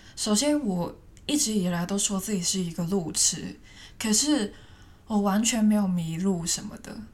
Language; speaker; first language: Chinese; non-native, fluent; Cantonese